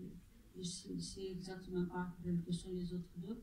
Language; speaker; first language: French; non-native, fluent; Portuguese